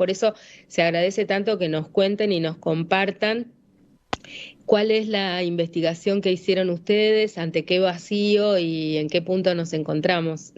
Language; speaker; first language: Spanish; native; Spanish